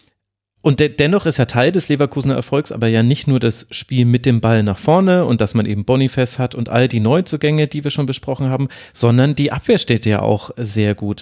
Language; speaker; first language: German; native; German